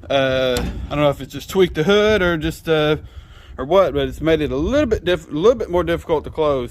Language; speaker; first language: English; native; English